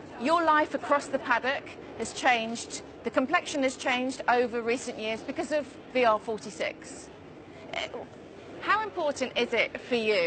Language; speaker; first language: English; native; English